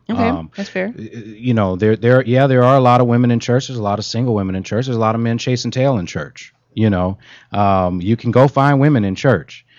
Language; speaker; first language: English; native; English